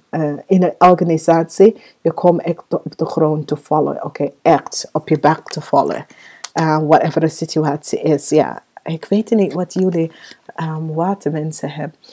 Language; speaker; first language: Dutch; non-native, fluent; English